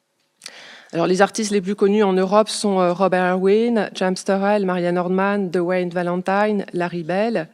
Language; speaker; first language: French; native; French